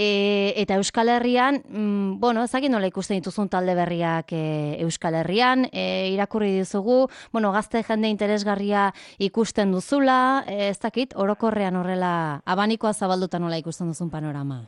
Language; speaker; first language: Basque; native; Basque